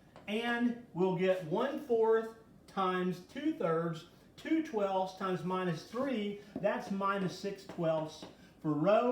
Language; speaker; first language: English; native; English